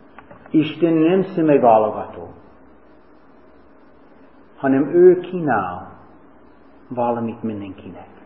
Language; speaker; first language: Hungarian; non-native, fluent; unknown